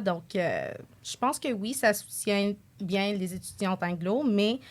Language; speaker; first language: French; non-native, local second language; English